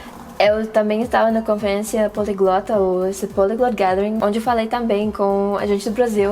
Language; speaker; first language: Portuguese; non-native, fluent; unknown